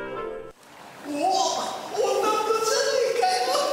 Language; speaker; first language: Japanese; native; Japanese